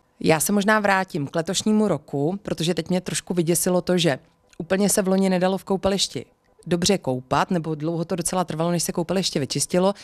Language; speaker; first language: Czech; native; Czech